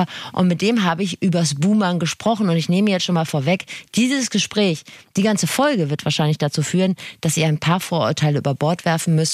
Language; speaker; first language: German; native; German